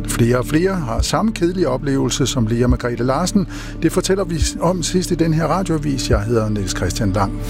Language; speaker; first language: Danish; native; Danish